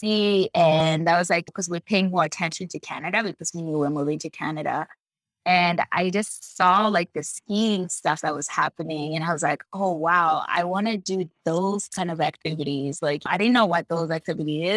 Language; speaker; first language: English; non-native, fluent; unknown